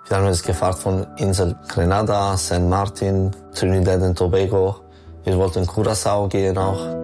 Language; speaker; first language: German; non-native, local second language; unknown